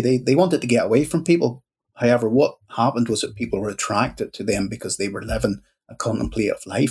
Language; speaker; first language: English; native; English